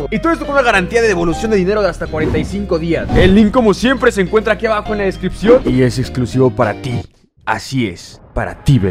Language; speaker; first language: Spanish; native; Spanish